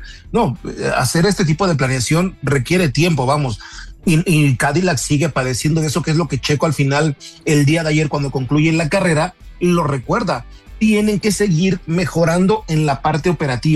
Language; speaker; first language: Spanish; native; Spanish